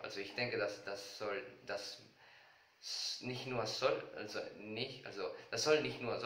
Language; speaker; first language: German; non-native, learner; Spanish